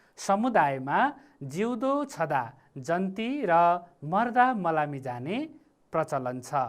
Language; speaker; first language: Nepali; native; Nepali